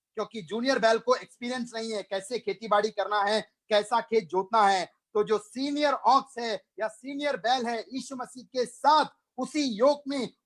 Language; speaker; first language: Hindi; non-native, local second language; Malayalam